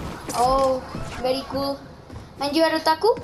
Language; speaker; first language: English; non-native, learner; Spanish